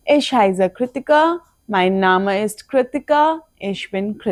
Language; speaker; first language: German; non-native, fluent; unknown